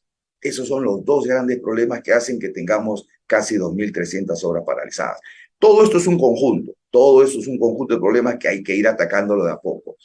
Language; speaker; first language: Spanish; native; Spanish